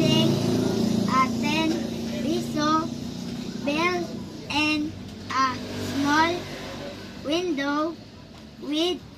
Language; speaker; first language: English; non-native, learner; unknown